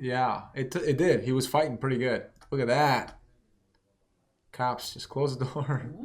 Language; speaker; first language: English; non-native, fluent; Turkish